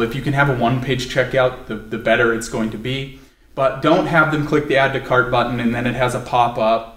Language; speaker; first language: English; native; English